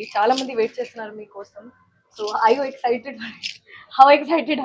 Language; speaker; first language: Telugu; non-native, fluent; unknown